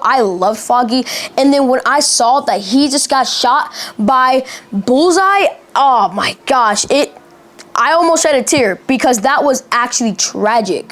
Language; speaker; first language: English; native; English